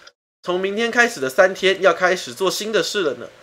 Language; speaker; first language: Chinese; native; Chinese